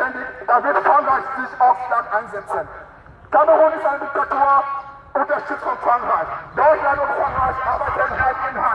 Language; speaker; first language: German; non-native, fluent; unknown